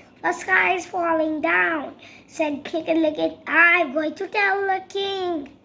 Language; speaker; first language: English; non-native, learner; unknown